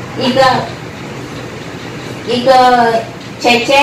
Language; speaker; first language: Chinese; non-native, learner; Filipino